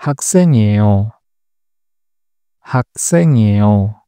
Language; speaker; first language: Korean; non-native, fluent; Indonesian